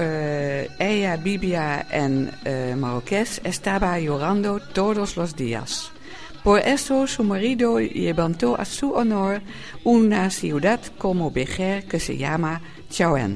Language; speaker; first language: Spanish; non-native, learner; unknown